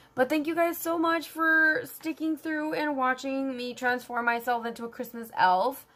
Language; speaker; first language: English; early bilingual, other home language; Spanish